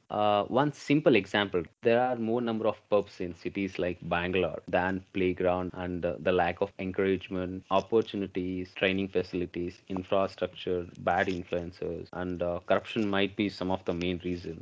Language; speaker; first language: English; non-native, local second language; Kannada